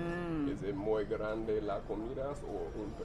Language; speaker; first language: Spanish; non-native, learner; English